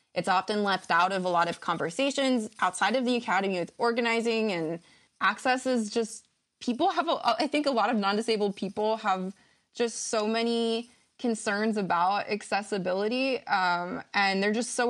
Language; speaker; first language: English; native; English